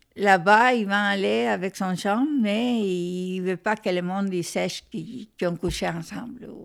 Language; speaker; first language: French; non-native, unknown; Spanish